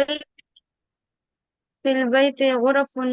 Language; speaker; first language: Arabic; non-native, learner; Urdu